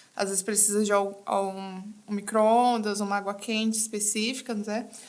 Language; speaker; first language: Portuguese; native; Portuguese